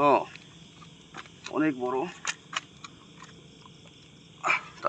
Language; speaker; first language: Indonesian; non-native, learner; Bangla